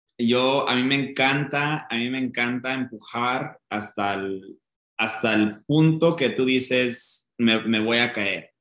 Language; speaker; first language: Spanish; non-native, fluent; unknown